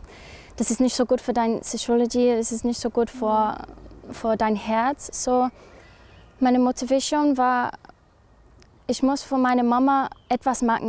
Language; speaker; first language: German; non-native, learner; English